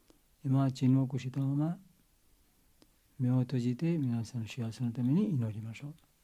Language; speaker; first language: Japanese; non-native, learner; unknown